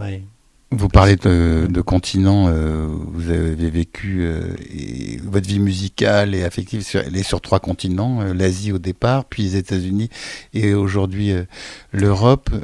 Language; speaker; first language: French; native; French